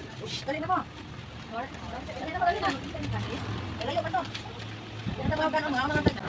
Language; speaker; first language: Filipino; non-native, local second language; Cebuano